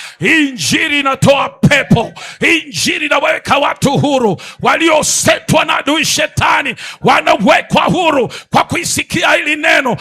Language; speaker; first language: Swahili; native; Swahili